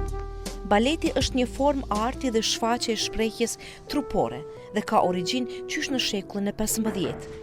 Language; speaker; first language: Albanian; native; Albanian